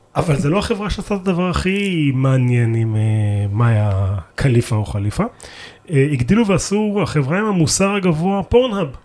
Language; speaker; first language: Hebrew; native; Hebrew